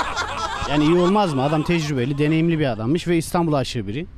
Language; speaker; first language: Turkish; native; Turkish